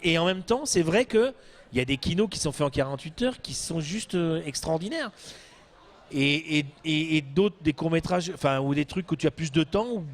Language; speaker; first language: French; native; French